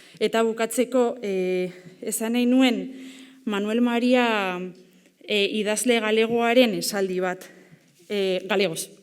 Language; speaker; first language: Basque; non-native, local second language; Spanish